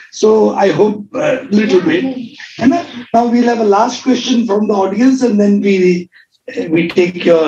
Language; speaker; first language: English; non-native, local second language; Hindi